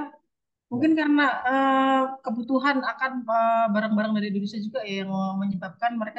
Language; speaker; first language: Indonesian; native; Indonesian